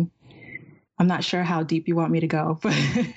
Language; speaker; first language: English; native; English